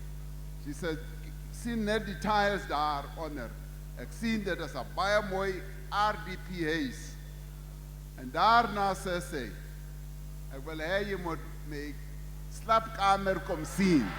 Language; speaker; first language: Afrikaans; non-native, local second language; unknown